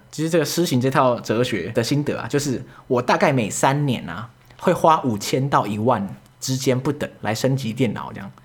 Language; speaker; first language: Chinese; native; Chinese